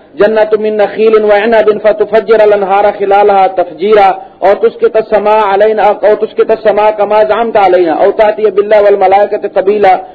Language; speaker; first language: Urdu; non-native, local second language; Punjabi